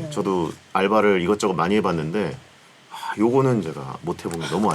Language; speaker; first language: Korean; native; Korean